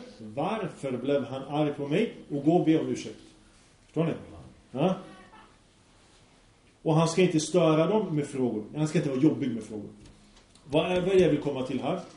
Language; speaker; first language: Swedish; early bilingual, other home language; Arabic